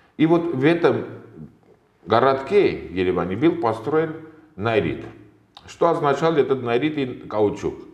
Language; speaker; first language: Russian; non-native, local second language; Armenian